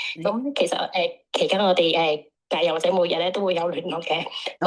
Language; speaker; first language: Cantonese; native; Cantonese